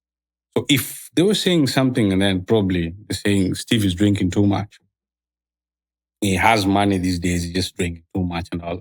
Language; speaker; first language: English; non-native, local second language; Swahili